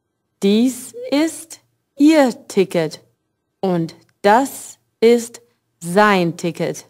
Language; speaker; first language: German; non-native, fluent; English